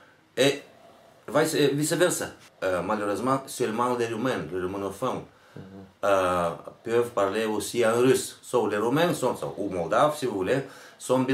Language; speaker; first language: French; non-native, fluent; Romanian